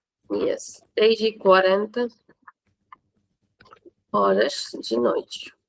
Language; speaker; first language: Portuguese; non-native, fluent; Hindi